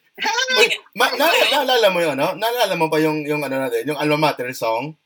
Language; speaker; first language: Filipino; non-native, local second language; Hiligaynon